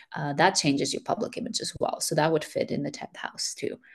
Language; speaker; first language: English; early bilingual, other home language; Macedonian